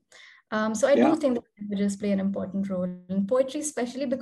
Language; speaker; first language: English; non-native, local second language; Hindi